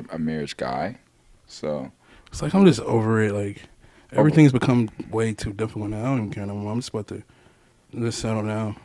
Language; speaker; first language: English; native; English